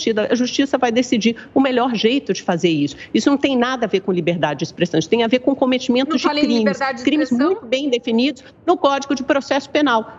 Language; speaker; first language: Portuguese; native; Portuguese